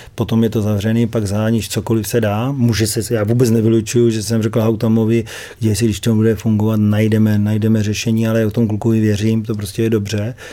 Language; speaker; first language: Czech; native; Czech